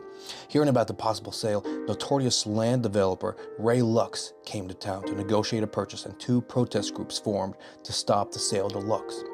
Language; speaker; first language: English; native; English